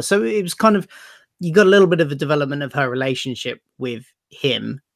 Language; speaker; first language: English; native; English